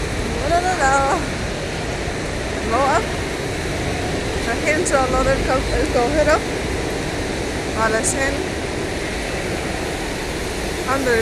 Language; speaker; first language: Arabic; native; Arabic